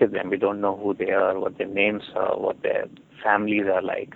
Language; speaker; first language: English; non-native, local second language; Hindi